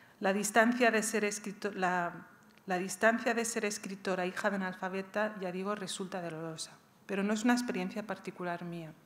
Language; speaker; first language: Spanish; early bilingual, other home language; Riffian